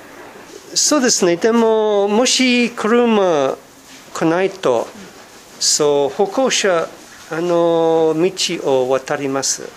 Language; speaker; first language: Japanese; non-native, learner; English